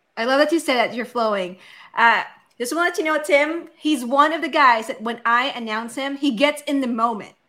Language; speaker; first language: English; non-native, local second language; Filipino